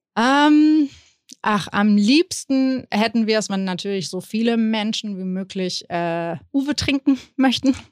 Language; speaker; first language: German; early bilingual, other home language; Spanish